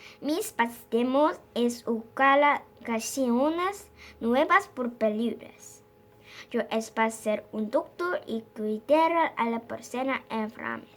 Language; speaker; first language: Spanish; non-native, learner; Korean